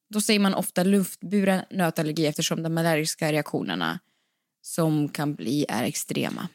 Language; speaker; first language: Swedish; native; Swedish